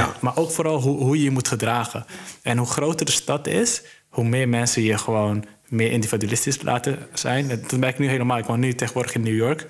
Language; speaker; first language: Dutch; early bilingual, other home language; Somali